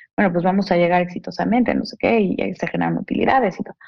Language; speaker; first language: Spanish; native; Spanish